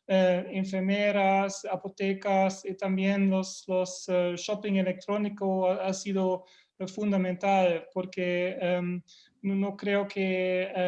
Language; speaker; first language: Spanish; non-native, fluent; German